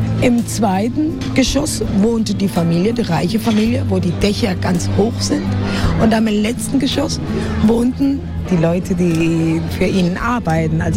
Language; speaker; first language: German; non-native, fluent; Spanish